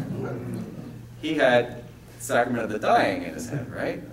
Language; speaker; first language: English; native; English